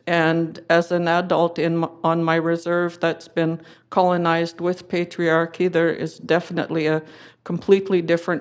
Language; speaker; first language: English; native; English